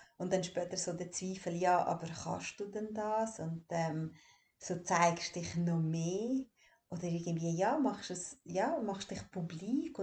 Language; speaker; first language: German; early bilingual, other home language; Albanian